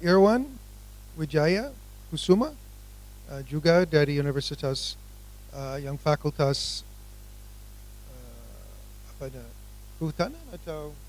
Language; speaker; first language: Indonesian; non-native, fluent; English